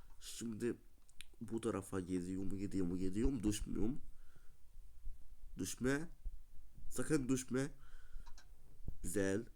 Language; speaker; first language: Turkish; non-native, learner; Russian